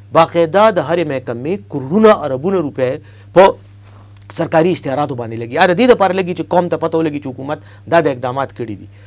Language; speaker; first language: Pashto; native; Pashto